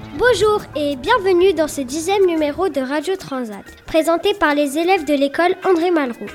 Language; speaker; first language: French; native; French